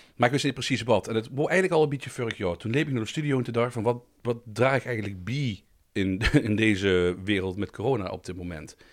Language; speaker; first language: Dutch; native; Dutch